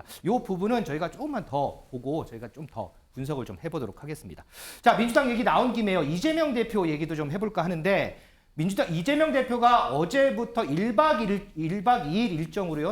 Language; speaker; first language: Korean; native; Korean